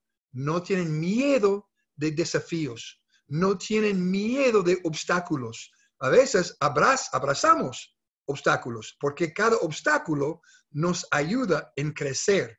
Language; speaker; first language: Spanish; non-native, fluent; English